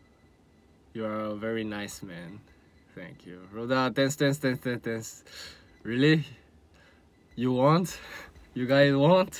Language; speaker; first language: English; non-native, learner; Korean